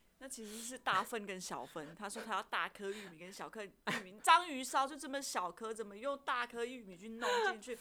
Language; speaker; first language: Chinese; native; Chinese